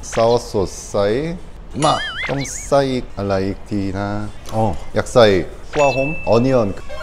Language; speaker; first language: Thai; non-native, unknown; Korean